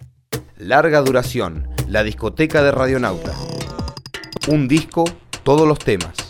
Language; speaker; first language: Spanish; native; Spanish